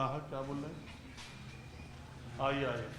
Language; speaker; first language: Hindi; native; Hindi